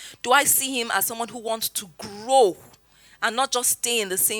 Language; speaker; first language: English; non-native, local second language; Yoruba